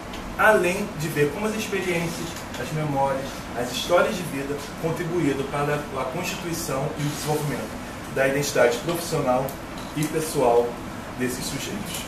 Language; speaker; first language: Portuguese; native; Portuguese